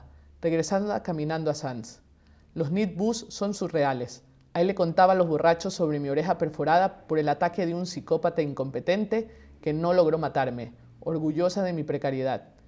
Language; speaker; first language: Spanish; native; Spanish